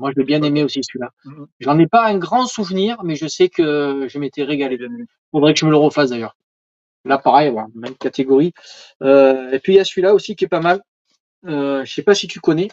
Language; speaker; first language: French; native; French